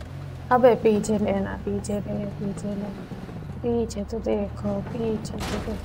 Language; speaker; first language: Hindi; native; Hindi